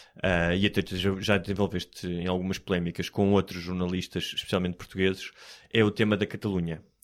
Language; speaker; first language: Portuguese; native; Portuguese